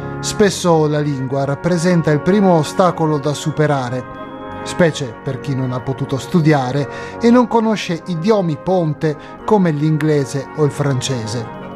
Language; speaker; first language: Italian; native; Italian